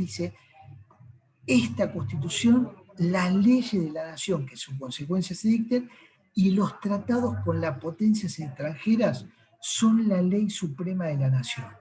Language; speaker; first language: Spanish; native; Spanish